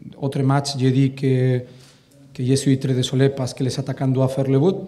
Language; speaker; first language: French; non-native, learner; Catalan